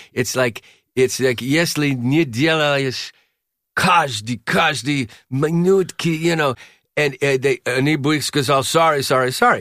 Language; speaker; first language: Russian; non-native, learner; English